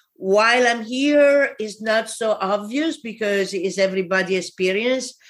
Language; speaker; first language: English; non-native, fluent; Italian